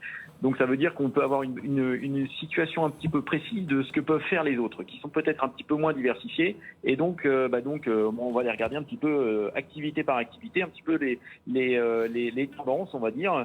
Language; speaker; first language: French; native; French